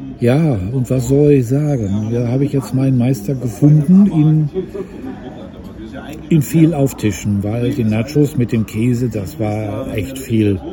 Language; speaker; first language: German; native; German